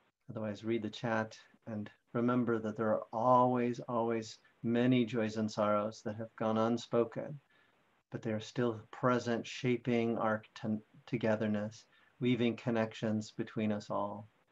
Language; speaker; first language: English; native; English